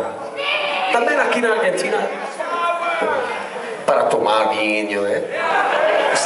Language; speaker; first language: Spanish; non-native, learner; Italian